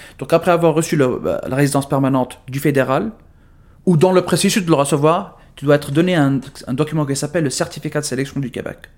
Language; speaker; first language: French; non-native, fluent; Arabic